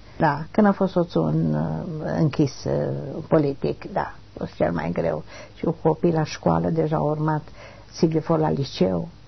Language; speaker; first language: Romanian; non-native, local second language; German